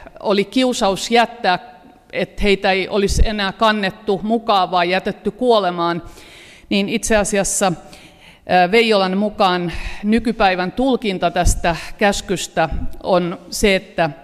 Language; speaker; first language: Finnish; native; Finnish